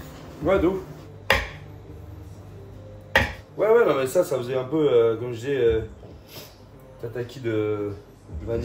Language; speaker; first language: French; native; French